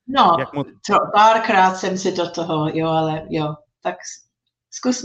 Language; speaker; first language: Czech; non-native, fluent; English